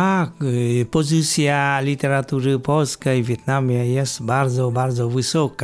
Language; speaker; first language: Polish; non-native, fluent; Vietnamese